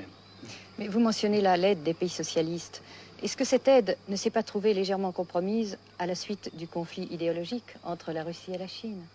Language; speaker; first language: French; native; French